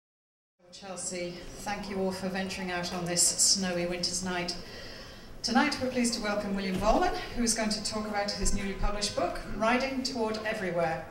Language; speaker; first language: English; native; English